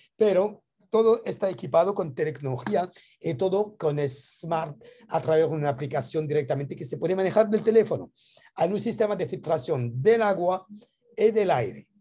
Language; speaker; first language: Spanish; non-native, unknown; French